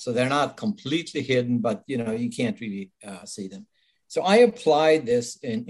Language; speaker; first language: English; non-native, fluent; Swedish